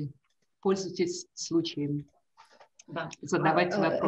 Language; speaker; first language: Russian; native; Russian